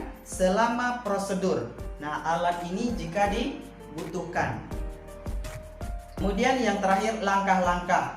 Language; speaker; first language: Indonesian; native; Indonesian